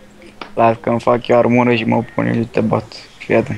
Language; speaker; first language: Romanian; native; Romanian